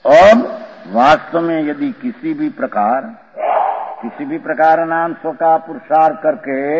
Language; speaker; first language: Hindi; non-native, local second language; Gujarati